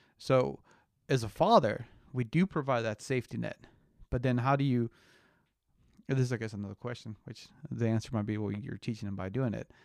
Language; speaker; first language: English; early bilingual, other home language; Spanish